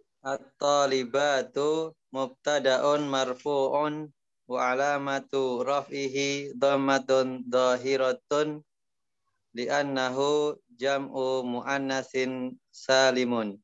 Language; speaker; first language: Arabic; non-native, learner; Indonesian